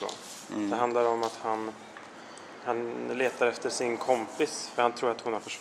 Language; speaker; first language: Swedish; native; Swedish